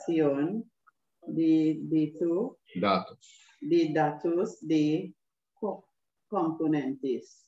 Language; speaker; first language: Spanish; non-native, learner; English